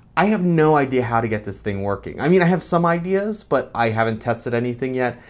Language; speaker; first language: English; native; English